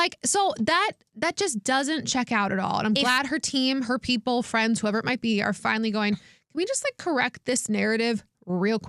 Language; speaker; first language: English; native; English